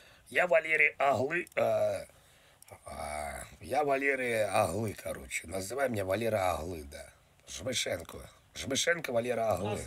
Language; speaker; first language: Russian; native; Russian